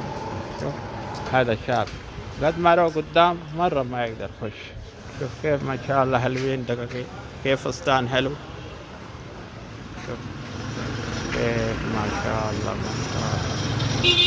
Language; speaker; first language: Arabic; non-native, learner; Urdu